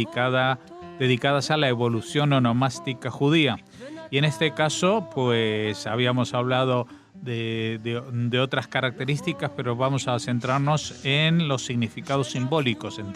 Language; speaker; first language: Spanish; native; Spanish